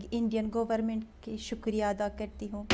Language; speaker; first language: Hindi; non-native, fluent; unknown